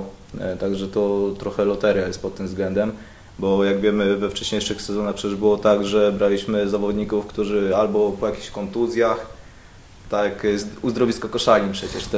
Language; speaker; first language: Polish; native; Polish